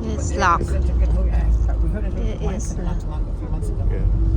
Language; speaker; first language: English; non-native, learner; Vietnamese